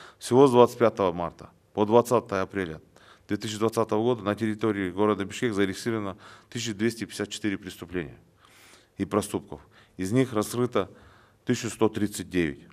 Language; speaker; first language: Russian; non-native, local second language; Kyrgyz